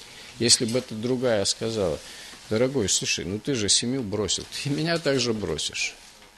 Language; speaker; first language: Russian; native; Russian